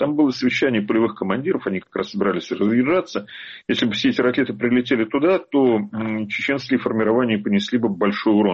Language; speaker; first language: Russian; native; Russian